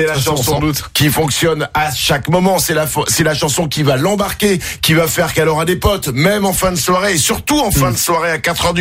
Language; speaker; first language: French; native; French